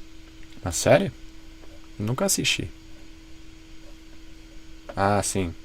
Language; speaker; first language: Portuguese; non-native, fluent; English